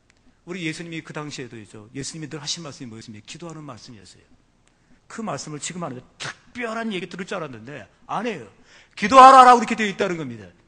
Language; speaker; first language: Korean; native; Korean